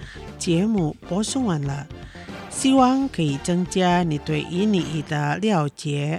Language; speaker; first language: Chinese; non-native, fluent; Indonesian